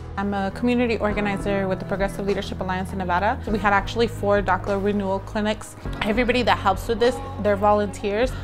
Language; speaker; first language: English; early bilingual, other home language; Spanish